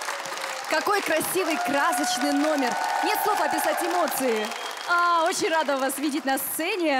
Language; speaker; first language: Russian; native; Russian